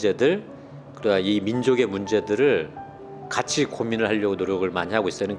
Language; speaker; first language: Korean; native; Korean